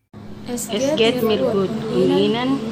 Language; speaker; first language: German; non-native, learner; Indonesian